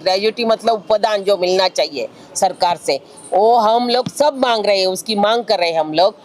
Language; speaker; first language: Hindi; non-native, local second language; Marathi